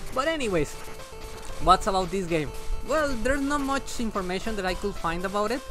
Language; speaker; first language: English; non-native, fluent; Spanish